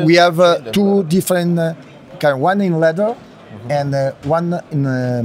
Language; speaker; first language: English; non-native, learner; Italian